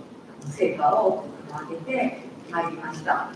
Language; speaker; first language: Japanese; native; Japanese